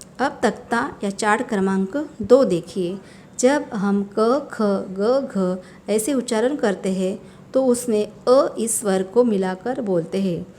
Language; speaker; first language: Hindi; non-native, local second language; Marathi